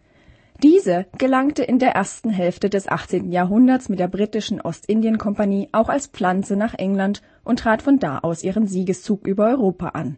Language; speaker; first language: German; native; German